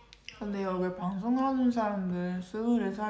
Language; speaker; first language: Korean; non-native, local second language; Japanese